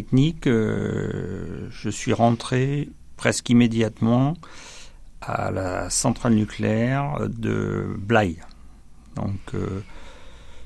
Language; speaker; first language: French; native; French